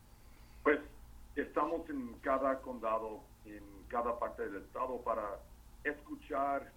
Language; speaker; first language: Spanish; non-native, fluent; English